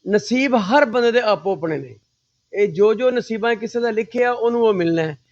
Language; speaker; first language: Urdu; non-native, local second language; Punjabi